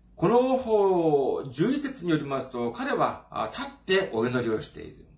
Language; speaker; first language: Japanese; non-native, fluent; Korean